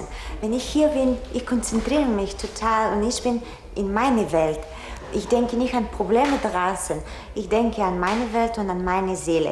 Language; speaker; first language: German; non-native, learner; Bulgarian